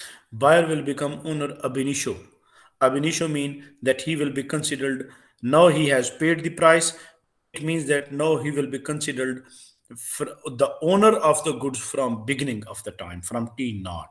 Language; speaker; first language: English; non-native, local second language; Urdu